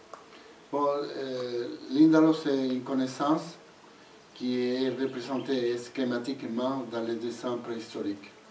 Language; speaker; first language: French; non-native, fluent; Spanish